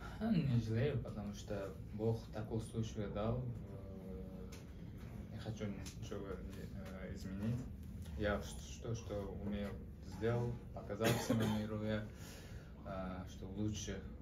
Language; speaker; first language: Russian; non-native, learner; Uzbek